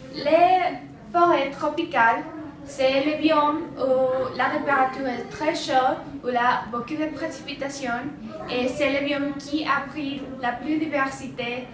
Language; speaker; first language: French; non-native, learner; Spanish